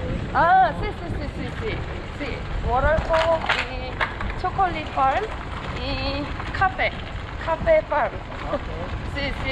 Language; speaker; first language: Spanish; non-native, learner; Korean